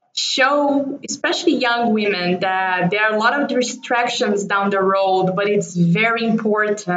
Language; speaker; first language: English; non-native, fluent; Portuguese